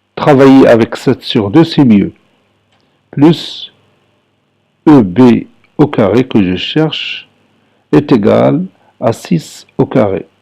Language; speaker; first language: French; non-native, local second language; Arabic